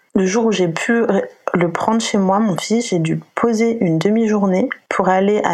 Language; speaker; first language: French; native; French